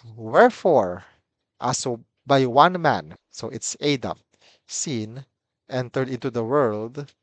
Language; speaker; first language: English; non-native, local second language; Filipino